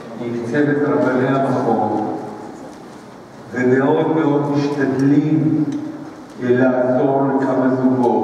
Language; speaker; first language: Hebrew; early bilingual, other home language; Spanish